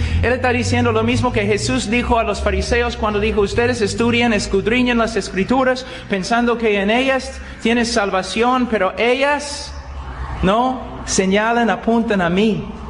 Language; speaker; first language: Spanish; non-native, fluent; English